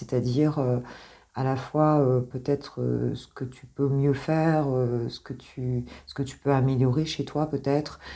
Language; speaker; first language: French; native; French